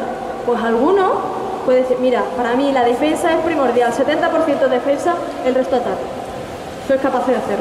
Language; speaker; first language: Spanish; native; Spanish